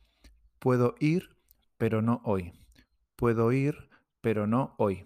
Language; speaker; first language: Spanish; non-native, fluent; English